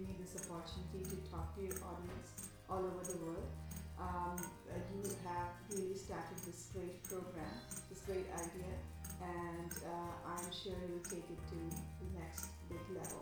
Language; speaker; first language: English; non-native, local second language; Bangla